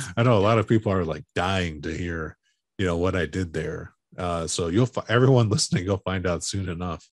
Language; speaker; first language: English; native; English